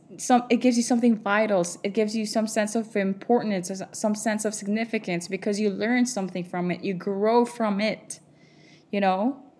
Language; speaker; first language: English; non-native, local second language; Filipino